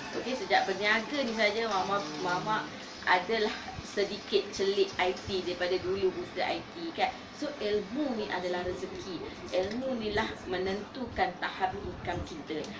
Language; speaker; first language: Malay; native; Malay